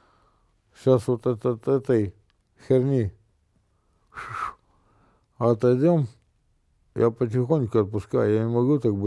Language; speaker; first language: Russian; native; Russian